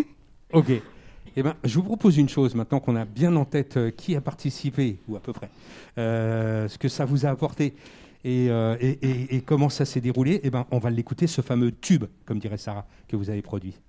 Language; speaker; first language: French; native; French